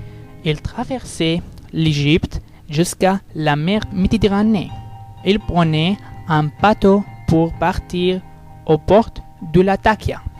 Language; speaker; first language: French; non-native, learner; Arabic